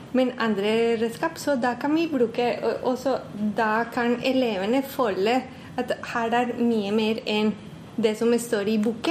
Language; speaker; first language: Norwegian; non-native, fluent; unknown